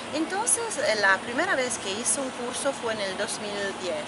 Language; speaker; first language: Spanish; non-native, fluent; Italian